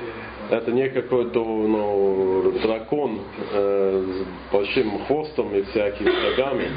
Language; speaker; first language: Russian; non-native, fluent; English